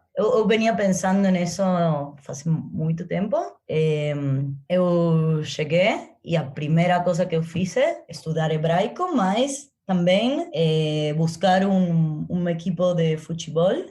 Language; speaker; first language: Portuguese; non-native, learner; Spanish